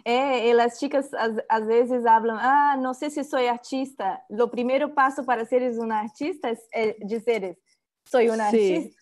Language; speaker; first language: Spanish; non-native, learner; Portuguese